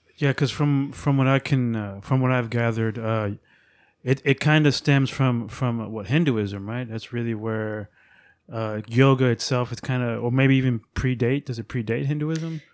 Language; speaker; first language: English; native; English